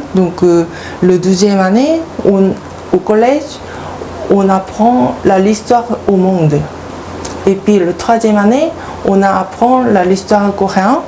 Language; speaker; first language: French; non-native, learner; Korean